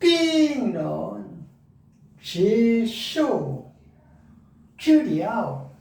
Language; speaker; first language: Chinese; non-native, learner; Korean